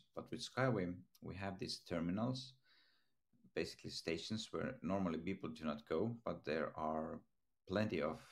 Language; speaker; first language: English; non-native, fluent; Estonian